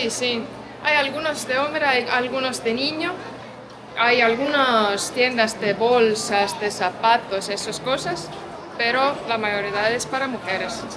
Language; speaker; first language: Spanish; non-native, fluent; Portuguese